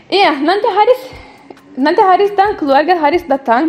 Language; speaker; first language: Indonesian; non-native, fluent; Turkish